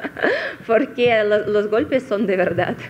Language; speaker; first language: Spanish; non-native, fluent; Russian